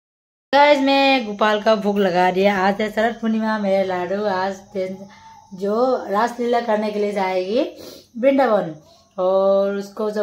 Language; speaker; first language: Hindi; non-native, local second language; Assamese